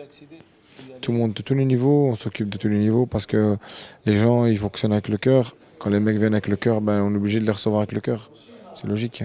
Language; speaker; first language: French; early bilingual, other home language; Arabic